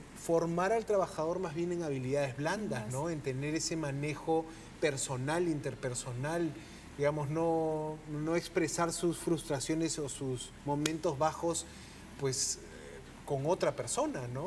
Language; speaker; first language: Spanish; native; Spanish